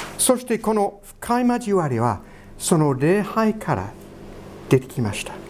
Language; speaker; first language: Japanese; non-native, fluent; English